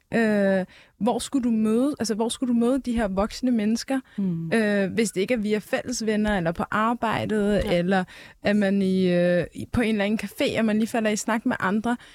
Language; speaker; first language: Danish; early bilingual, other home language; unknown